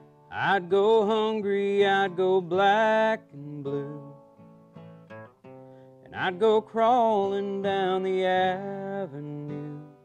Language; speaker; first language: English; native; English